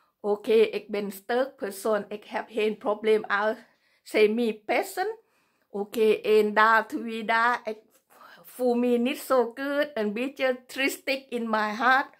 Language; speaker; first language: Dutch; non-native, learner; Thai